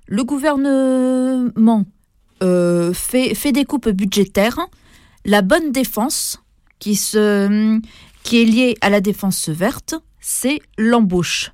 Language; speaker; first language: French; native; French